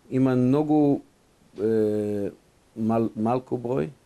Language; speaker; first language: Bulgarian; non-native, fluent; Hebrew